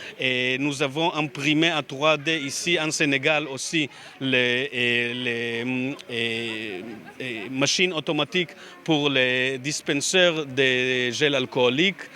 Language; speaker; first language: French; non-native, learner; Hebrew